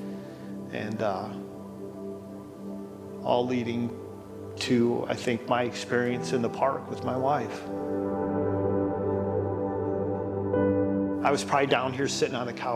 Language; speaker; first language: English; native; English